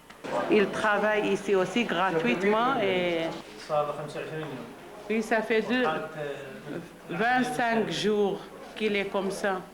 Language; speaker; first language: French; non-native, fluent; Arabic